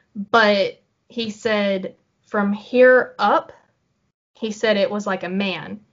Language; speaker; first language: English; native; English